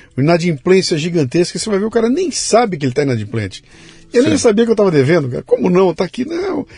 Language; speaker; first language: Portuguese; native; Portuguese